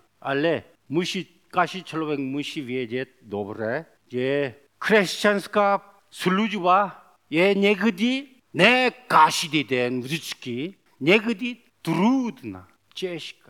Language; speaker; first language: Czech; non-native, learner; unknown